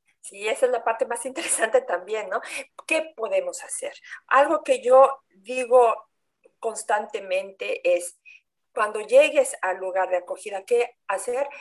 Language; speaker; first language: Spanish; native; Spanish